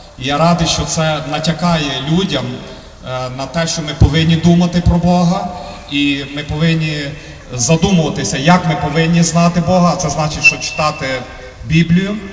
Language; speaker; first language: Ukrainian; native; Ukrainian